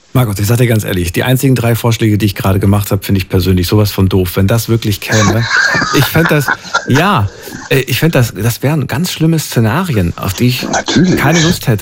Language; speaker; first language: German; native; German